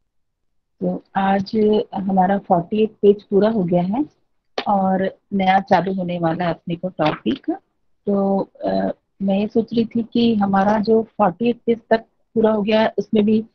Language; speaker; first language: Hindi; native; Hindi